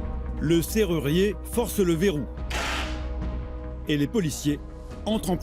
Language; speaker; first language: French; native; French